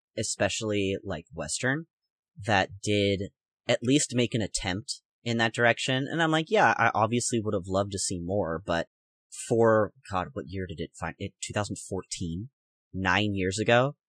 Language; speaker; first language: English; native; English